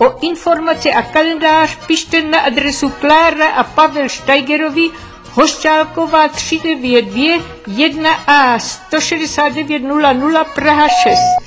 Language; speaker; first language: Czech; native; Czech